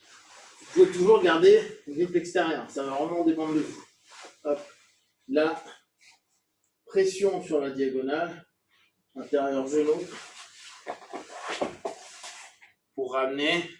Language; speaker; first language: French; native; French